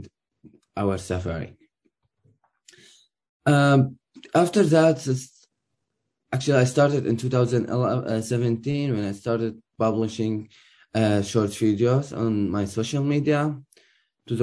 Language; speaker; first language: English; non-native, learner; Arabic